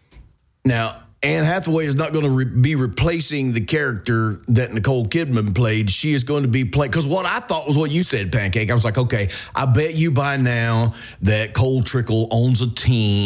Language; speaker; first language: English; native; English